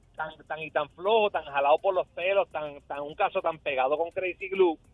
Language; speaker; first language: Spanish; early bilingual, heritage; Spanish